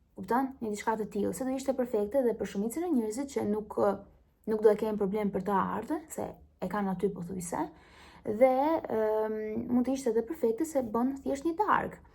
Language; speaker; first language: Albanian; early bilingual, heritage; Albanian